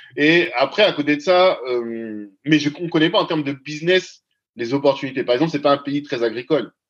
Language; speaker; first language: French; early bilingual, other home language; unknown